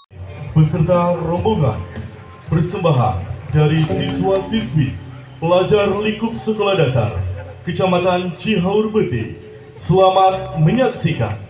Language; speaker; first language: Indonesian; native; Indonesian